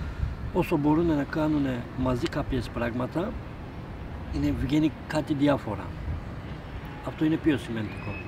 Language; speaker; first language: Greek; non-native, learner; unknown